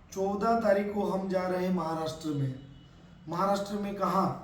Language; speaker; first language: Hindi; non-native, local second language; Gujarati